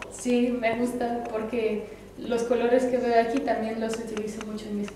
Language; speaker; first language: Spanish; early bilingual, other home language; Russian